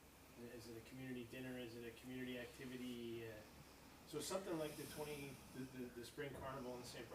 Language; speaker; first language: English; native; English